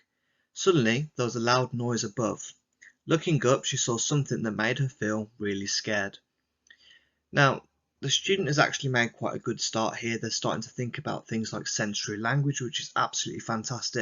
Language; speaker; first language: English; native; English